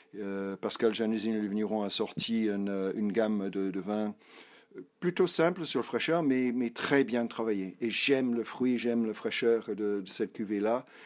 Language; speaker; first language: French; non-native, fluent; English